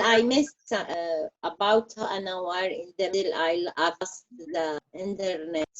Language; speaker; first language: English; non-native, learner; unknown